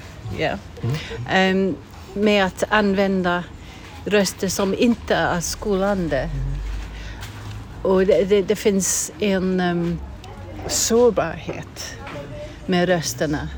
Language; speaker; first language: Swedish; non-native, fluent; English